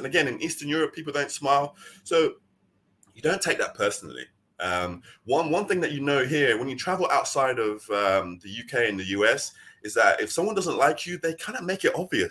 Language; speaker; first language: English; native; English